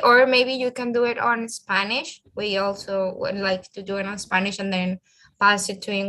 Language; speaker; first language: English; non-native, fluent; Spanish